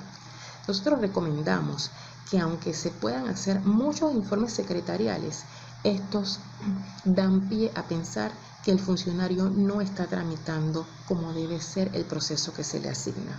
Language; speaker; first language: Spanish; native; Spanish